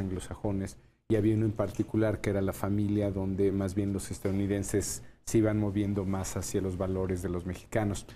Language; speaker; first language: Spanish; native; Spanish